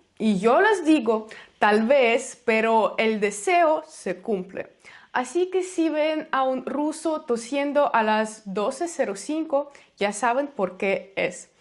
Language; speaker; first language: Spanish; non-native, fluent; Russian